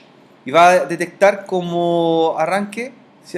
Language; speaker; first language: Spanish; native; Spanish